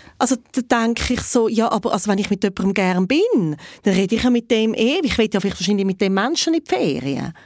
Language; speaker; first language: German; native; German